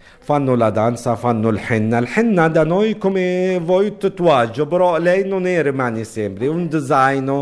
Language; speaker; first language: Italian; non-native, learner; Arabic